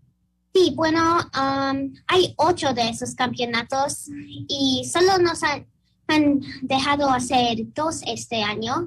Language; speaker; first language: Spanish; early bilingual, heritage; Spanish